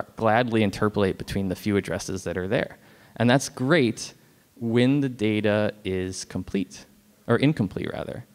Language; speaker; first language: English; native; English